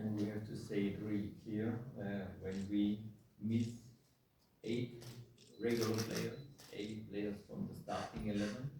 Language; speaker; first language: English; non-native, fluent; German